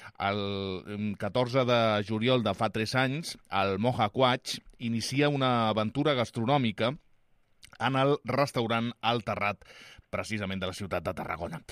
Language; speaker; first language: Catalan; native; Catalan